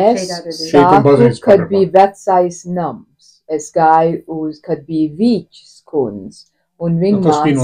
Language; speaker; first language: Latvian; early bilingual, heritage; Latvian